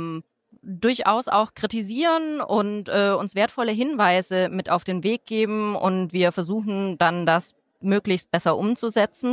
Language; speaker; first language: German; native; German